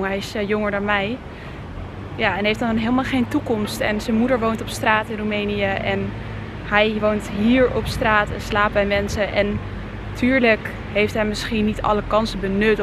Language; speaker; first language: Dutch; native; Dutch